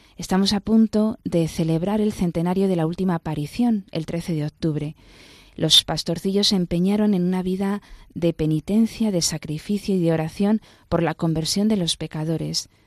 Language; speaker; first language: Spanish; native; Spanish